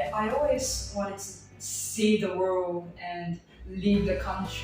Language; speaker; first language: English; non-native, fluent; Portuguese